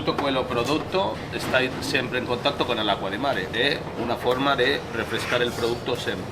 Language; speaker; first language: Italian; non-native, learner; Spanish